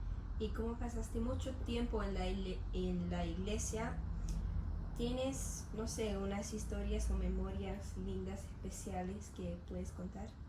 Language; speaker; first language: Spanish; non-native, learner; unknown